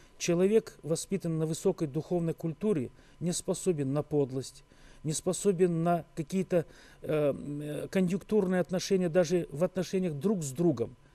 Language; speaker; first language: Russian; native; Russian